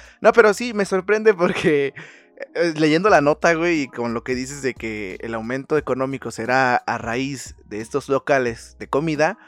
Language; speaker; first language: Spanish; native; Spanish